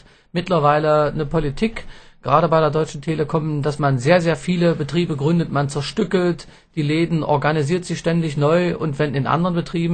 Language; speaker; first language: German; native; German